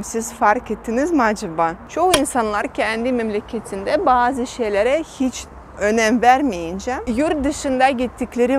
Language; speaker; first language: Turkish; non-native, fluent; Russian